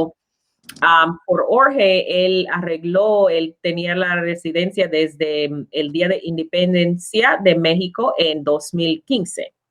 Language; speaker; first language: Spanish; non-native, learner; English